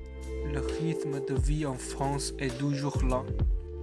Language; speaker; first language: French; non-native, learner; Chinese